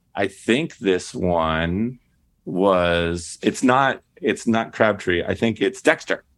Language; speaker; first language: English; native; English